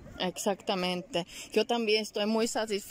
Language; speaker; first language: Spanish; non-native, learner; Finnish